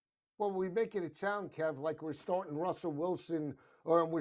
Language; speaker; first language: English; native; English